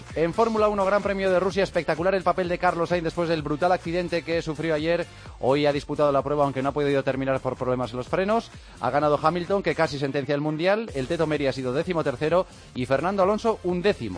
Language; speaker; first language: Spanish; native; Spanish